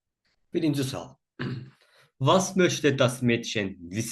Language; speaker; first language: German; non-native, fluent; Azerbaijani